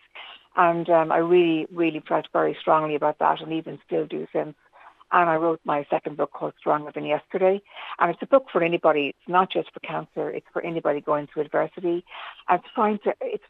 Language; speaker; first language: English; native; English